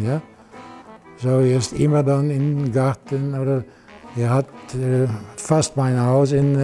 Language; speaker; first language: German; non-native, learner; Dutch